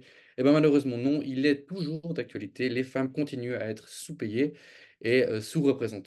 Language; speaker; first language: French; native; French